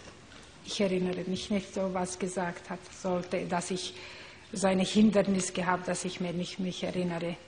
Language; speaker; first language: German; non-native, learner; Hungarian